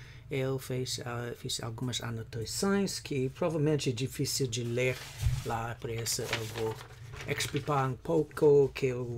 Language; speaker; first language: Portuguese; non-native, fluent; English